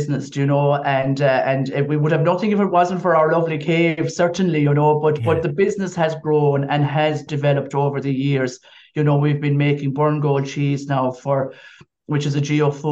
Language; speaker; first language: English; native; English